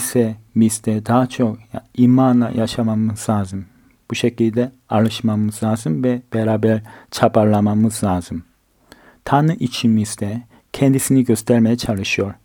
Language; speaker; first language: Turkish; non-native, fluent; Korean